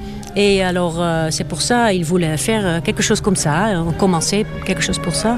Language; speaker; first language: French; non-native, fluent; Dutch